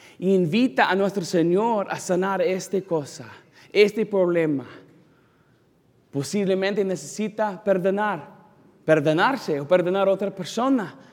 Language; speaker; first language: Spanish; non-native, learner; English